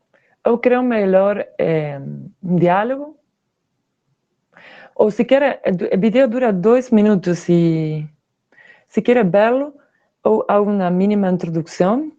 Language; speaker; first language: Portuguese; non-native, learner; Spanish